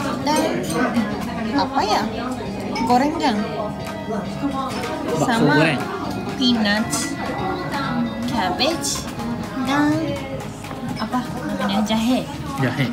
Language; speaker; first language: Indonesian; non-native, learner; Japanese